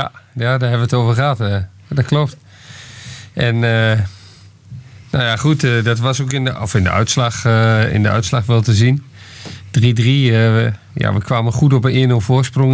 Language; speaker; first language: Dutch; native; Dutch